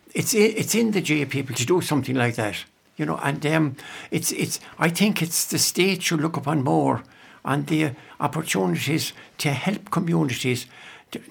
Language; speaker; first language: English; native; English